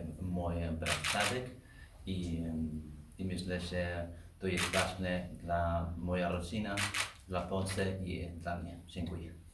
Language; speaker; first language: Polish; non-native, learner; Spanish